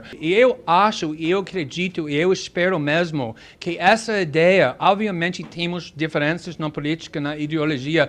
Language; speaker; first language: Portuguese; non-native, fluent; English